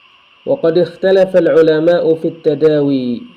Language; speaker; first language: Arabic; non-native, fluent; Indonesian